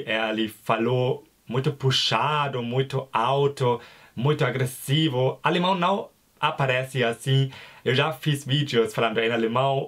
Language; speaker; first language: Portuguese; non-native, fluent; German